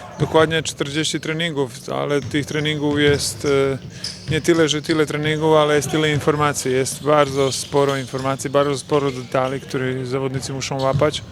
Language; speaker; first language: Polish; non-native, fluent; Croatian